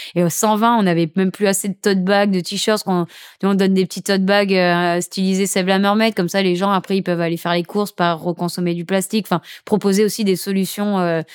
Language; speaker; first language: French; native; French